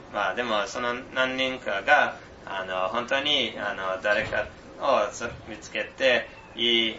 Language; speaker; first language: Japanese; non-native, fluent; English